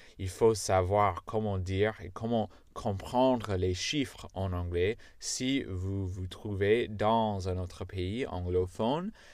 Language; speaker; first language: French; non-native, fluent; English